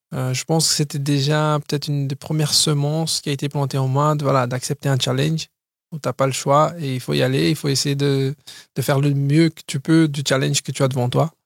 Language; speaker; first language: French; early bilingual, other home language; Portuguese